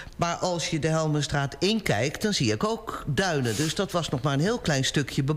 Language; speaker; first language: Dutch; native; Dutch